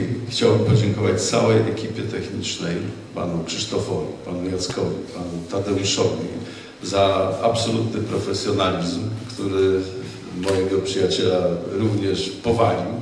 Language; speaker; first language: Polish; native; Polish